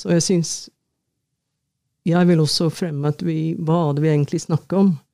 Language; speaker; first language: Norwegian; non-native, fluent; English